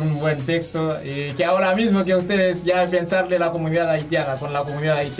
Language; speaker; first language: Spanish; non-native, learner; Haitian Creole